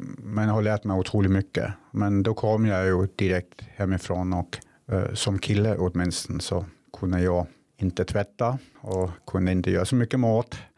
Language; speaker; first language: Swedish; non-native, fluent; Danish